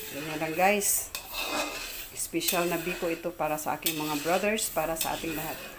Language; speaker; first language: Filipino; non-native, local second language; Cebuano